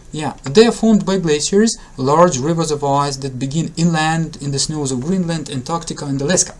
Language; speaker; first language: English; non-native, fluent; Russian